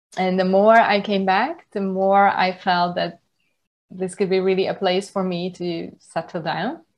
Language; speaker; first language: English; non-native, fluent; Hungarian